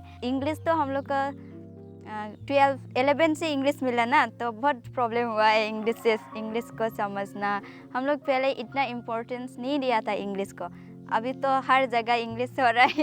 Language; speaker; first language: Hindi; non-native, local second language; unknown